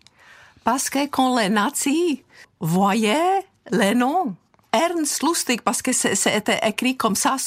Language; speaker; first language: French; non-native, fluent; Czech